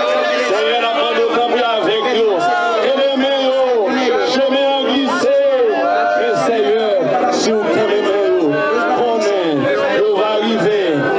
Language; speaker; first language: French; non-native, learner; Haitian Creole